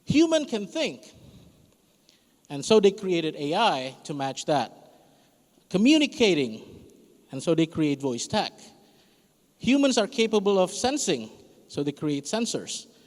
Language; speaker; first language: English; non-native, fluent; Indonesian